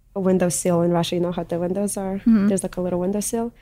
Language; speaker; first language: English; early bilingual, other home language; Russian